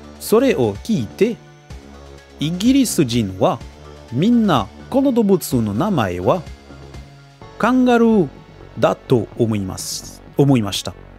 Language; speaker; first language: Japanese; non-native, learner; French